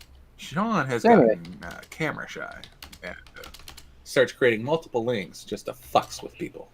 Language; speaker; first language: English; native; English